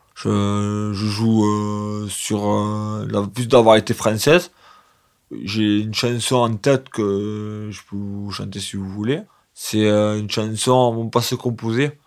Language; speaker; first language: French; native; French